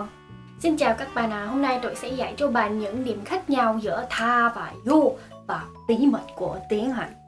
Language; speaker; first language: Vietnamese; non-native, fluent; Korean